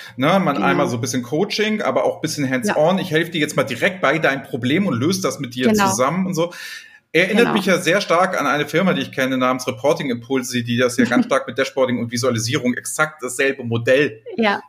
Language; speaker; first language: German; native; German